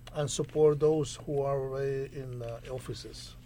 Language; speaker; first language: English; non-native, fluent; Spanish